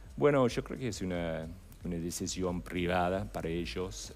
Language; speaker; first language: Spanish; non-native, fluent; English